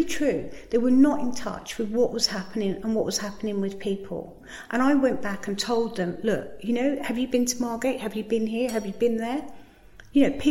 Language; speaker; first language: English; native; English